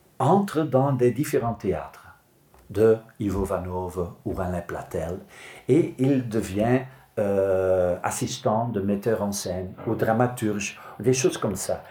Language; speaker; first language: French; non-native, local second language; Dutch